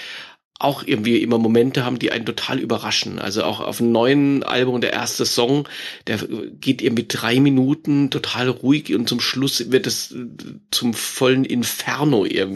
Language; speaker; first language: German; native; German